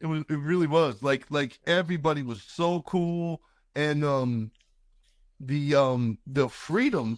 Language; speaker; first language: English; native; English